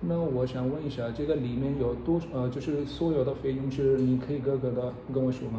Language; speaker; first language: Chinese; non-native, fluent; Hindi